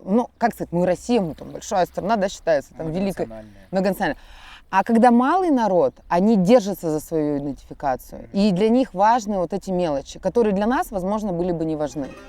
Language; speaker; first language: Russian; native; Russian